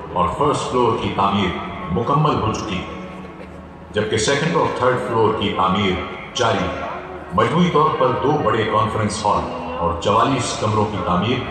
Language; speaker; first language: Urdu; native; Urdu